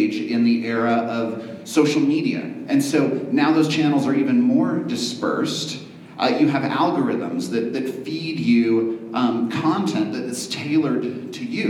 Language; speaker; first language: English; native; English